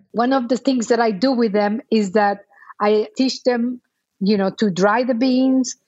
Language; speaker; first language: English; non-native, fluent; Spanish